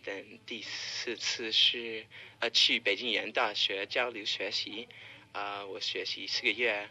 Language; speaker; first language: Chinese; non-native, learner; English